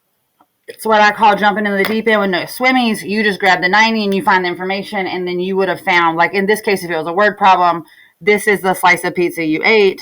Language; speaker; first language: English; native; English